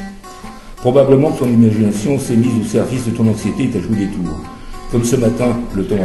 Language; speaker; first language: French; native; French